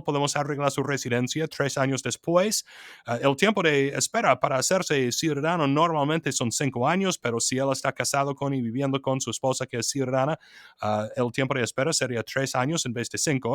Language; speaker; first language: Spanish; non-native, fluent; English